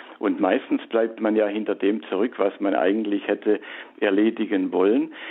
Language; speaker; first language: German; native; German